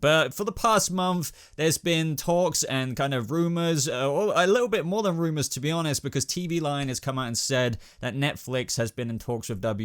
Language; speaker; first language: English; native; English